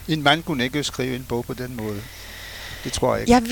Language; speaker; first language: Danish; non-native, fluent; French